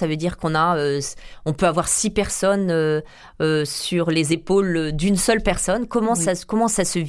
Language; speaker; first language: French; native; French